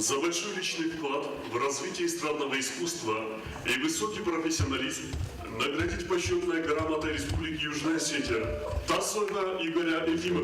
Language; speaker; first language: Russian; non-native, local second language; Ossetic